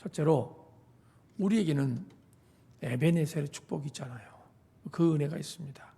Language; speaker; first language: Korean; native; Korean